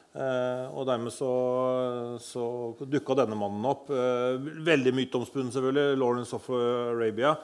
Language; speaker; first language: Norwegian; native; Norwegian